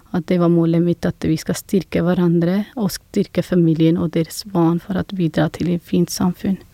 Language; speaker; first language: Norwegian; non-native, fluent; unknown